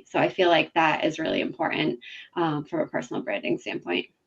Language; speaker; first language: English; native; English